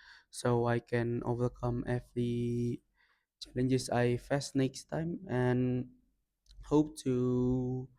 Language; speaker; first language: English; non-native, learner; Indonesian